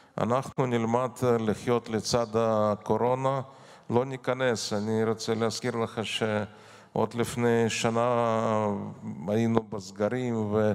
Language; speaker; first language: Hebrew; non-native, fluent; Russian